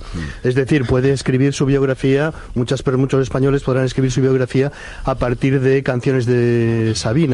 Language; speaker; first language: Spanish; native; Spanish